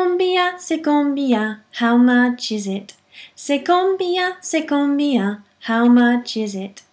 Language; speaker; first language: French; non-native, fluent; English